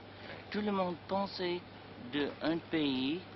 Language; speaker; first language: French; non-native, learner; English